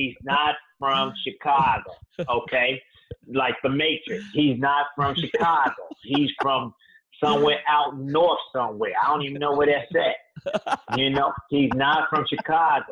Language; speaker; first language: English; native; English